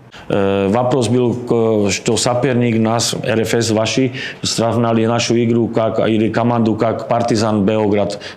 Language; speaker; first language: Russian; non-native, learner; Slovak